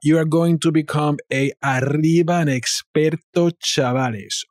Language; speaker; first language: English; non-native, fluent; Spanish